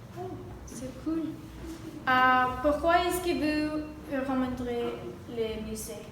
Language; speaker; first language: French; non-native, learner; Spanish